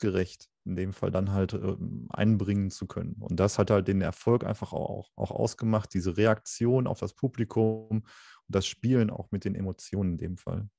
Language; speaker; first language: German; native; German